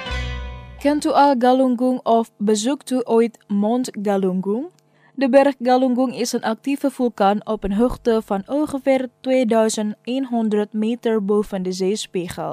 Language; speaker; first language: Dutch; non-native, learner; Indonesian